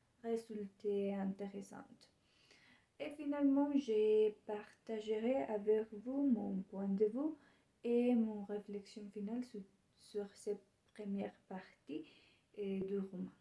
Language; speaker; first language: French; non-native, learner; Spanish